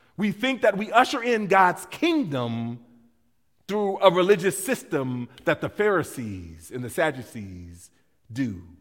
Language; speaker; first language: English; native; English